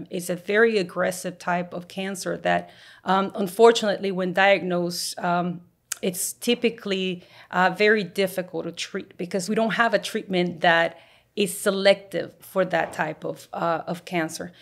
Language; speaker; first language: English; native; English